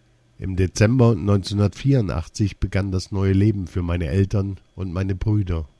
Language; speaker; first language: German; early bilingual, other home language; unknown